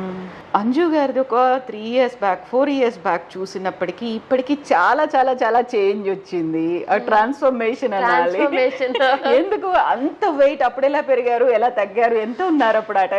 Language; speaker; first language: Telugu; native; Telugu